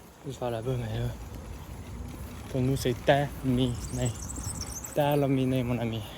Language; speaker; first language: French; native; French